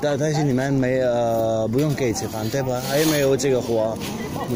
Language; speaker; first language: Chinese; non-native, learner; Turkish